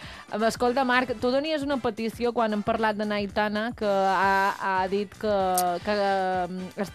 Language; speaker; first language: Catalan; native; Catalan